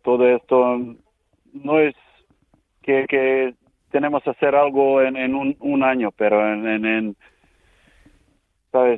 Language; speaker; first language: Spanish; non-native, learner; Serbian